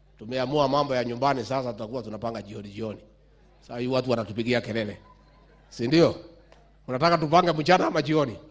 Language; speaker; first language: Swahili; non-native, local second language; Kalenjin